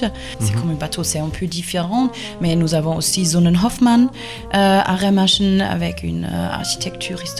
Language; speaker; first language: French; non-native, fluent; German